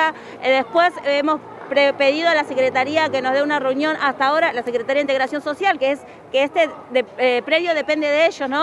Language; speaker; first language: Spanish; native; Spanish